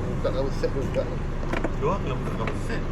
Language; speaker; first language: Malay; native; Malay